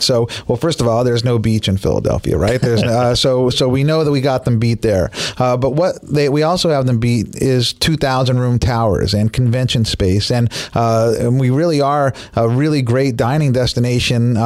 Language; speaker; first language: English; native; English